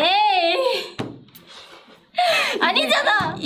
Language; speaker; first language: Korean; non-native, fluent; Japanese